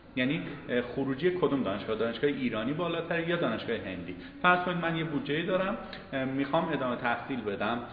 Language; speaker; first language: Persian; native; Persian